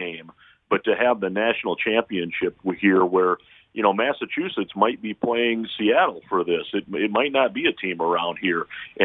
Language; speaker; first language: English; native; English